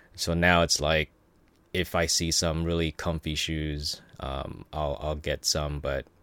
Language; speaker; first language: English; early bilingual, other home language; Filipino